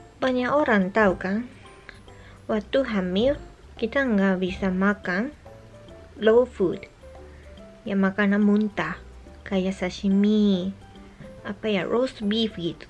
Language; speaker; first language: Indonesian; non-native, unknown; Japanese